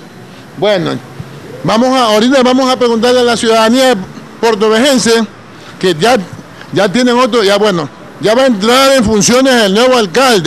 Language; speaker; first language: Spanish; native; Spanish